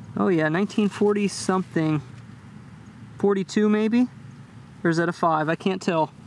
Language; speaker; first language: English; native; English